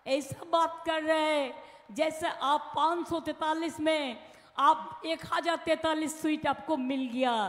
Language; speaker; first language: Hindi; non-native, local second language; Bangla